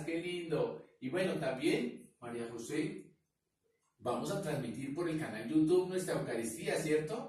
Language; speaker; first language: Spanish; native; Spanish